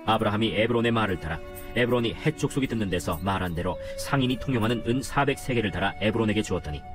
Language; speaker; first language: Korean; native; Korean